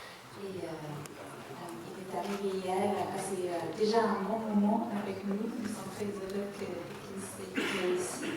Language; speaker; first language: French; non-native, fluent; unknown